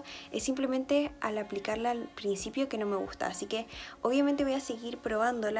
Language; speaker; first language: Spanish; native; Spanish